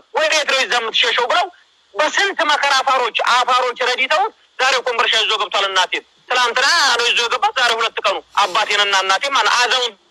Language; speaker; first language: Amharic; native; Amharic